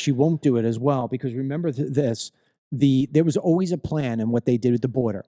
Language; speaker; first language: English; native; English